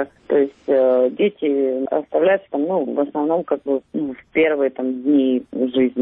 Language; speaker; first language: Russian; native; Russian